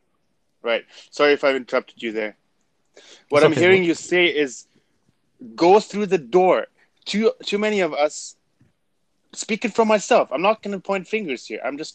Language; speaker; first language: English; non-native, fluent; German